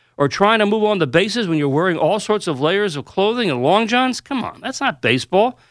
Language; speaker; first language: English; native; English